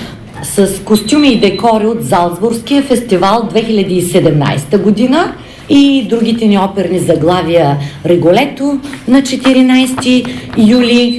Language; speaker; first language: Bulgarian; native; Bulgarian